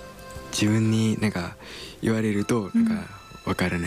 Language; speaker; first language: Japanese; non-native, learner; Khmer